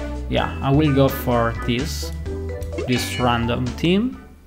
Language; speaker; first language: English; non-native, fluent; Italian